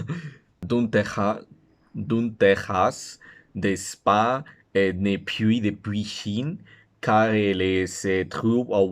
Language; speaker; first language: French; non-native, learner; Spanish